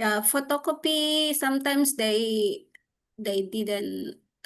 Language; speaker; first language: English; non-native, learner; Indonesian